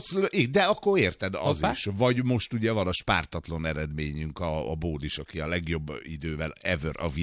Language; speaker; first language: Hungarian; native; Hungarian